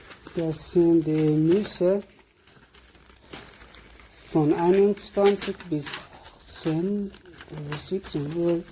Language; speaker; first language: German; non-native, fluent; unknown